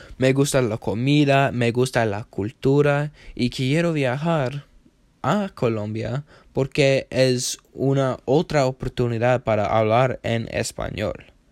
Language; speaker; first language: Spanish; non-native, learner; English